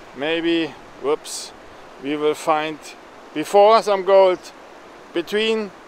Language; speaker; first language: English; non-native, fluent; German